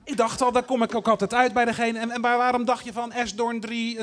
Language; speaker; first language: Dutch; native; Dutch